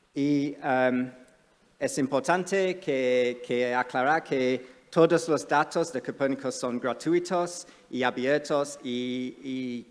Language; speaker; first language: Spanish; non-native, fluent; English